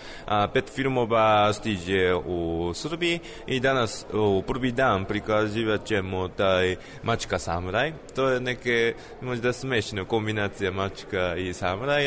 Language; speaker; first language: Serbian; non-native, learner; Japanese